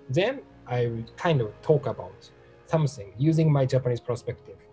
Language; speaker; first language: English; non-native, learner; Japanese